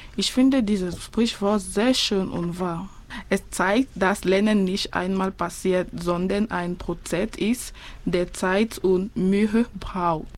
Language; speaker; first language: German; non-native, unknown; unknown